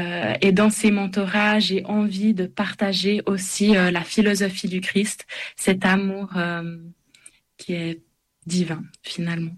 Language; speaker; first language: French; native; French